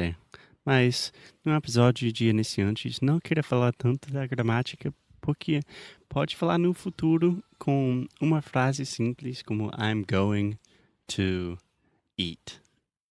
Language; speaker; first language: Portuguese; non-native, fluent; English